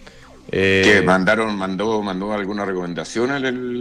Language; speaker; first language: Spanish; native; Spanish